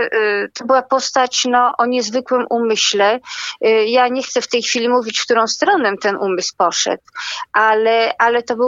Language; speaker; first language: Polish; native; Polish